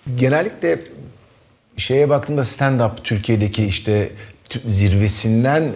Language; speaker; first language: Turkish; native; Turkish